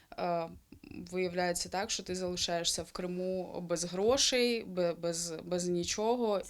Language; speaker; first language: Ukrainian; non-native, local second language; Russian